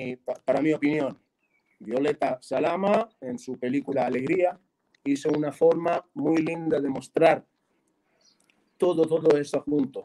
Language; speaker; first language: Spanish; non-native, fluent; Hebrew